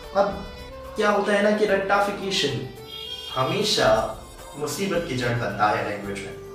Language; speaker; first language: Hindi; native; Hindi